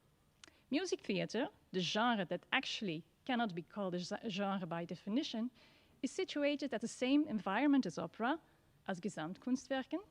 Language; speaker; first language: English; non-native, fluent; Dutch